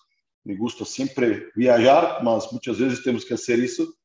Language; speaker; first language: Spanish; non-native, fluent; Portuguese